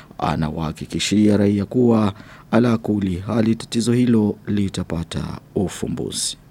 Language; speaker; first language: Swahili; non-native, local second language; Rundi